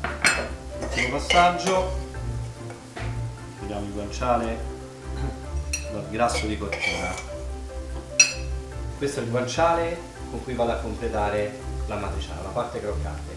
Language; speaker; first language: Italian; native; Italian